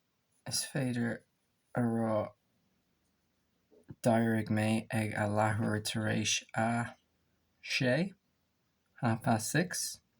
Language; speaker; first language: Irish; non-native, local second language; English